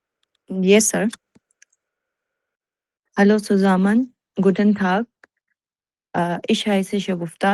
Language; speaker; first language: German; non-native, learner; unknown